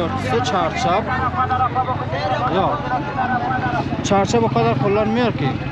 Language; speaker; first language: Turkish; non-native, learner; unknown